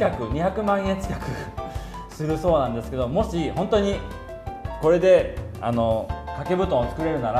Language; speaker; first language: Japanese; native; Japanese